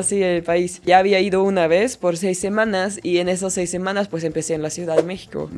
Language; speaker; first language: Spanish; non-native, fluent; German